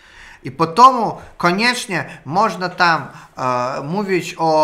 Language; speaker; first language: Polish; non-native, learner; Russian